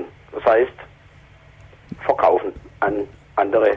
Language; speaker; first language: German; native; German